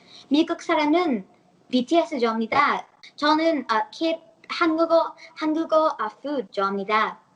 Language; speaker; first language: Korean; non-native, learner; English